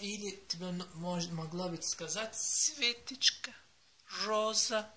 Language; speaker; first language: Russian; non-native, learner; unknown